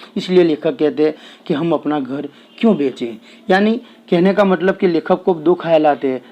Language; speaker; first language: Hindi; non-native, local second language; Gujarati